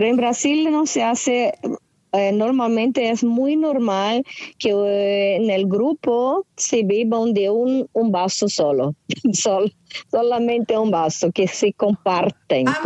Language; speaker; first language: Spanish; non-native, fluent; Portuguese